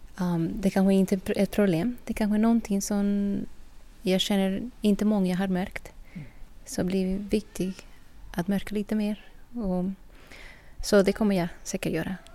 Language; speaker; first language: Swedish; non-native, fluent; Spanish